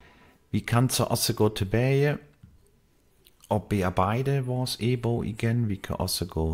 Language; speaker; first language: Danish; non-native, fluent; German